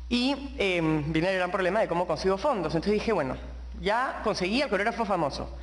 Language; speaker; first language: Spanish; native; Spanish